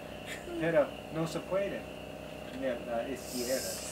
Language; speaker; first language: Spanish; non-native, learner; English